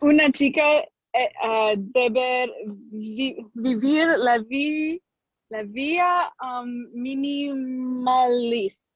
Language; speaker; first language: Spanish; non-native, learner; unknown